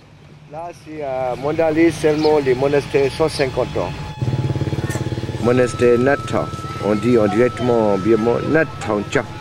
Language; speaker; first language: French; non-native, learner; Burmese